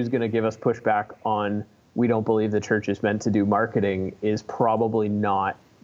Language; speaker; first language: English; native; English